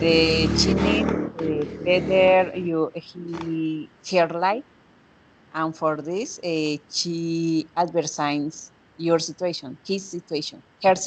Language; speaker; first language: English; non-native, learner; Spanish